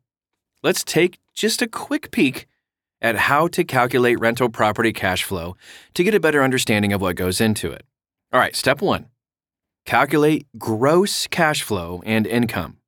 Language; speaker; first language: English; native; English